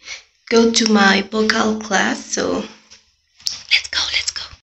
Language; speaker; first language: English; non-native, learner; Spanish